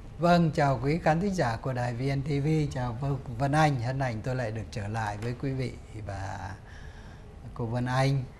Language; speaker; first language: Vietnamese; native; Vietnamese